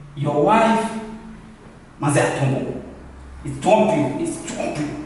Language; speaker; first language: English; non-native, learner; Haitian Creole